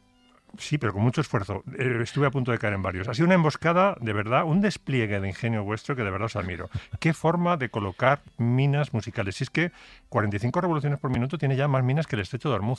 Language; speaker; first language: Spanish; native; Spanish